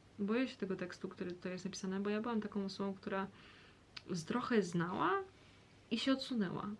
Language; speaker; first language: Polish; early bilingual, heritage; Polish